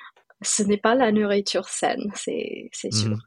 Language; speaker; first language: French; non-native, fluent; English